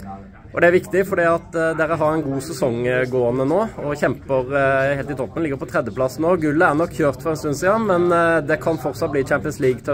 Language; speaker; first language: Norwegian; native; Norwegian